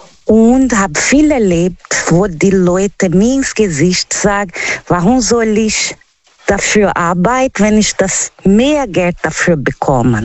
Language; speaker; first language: German; non-native, learner; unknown